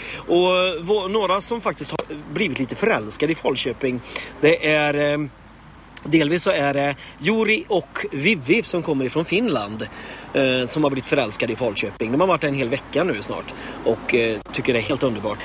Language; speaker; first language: Swedish; native; Swedish